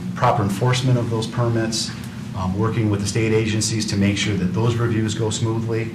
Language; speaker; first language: English; native; English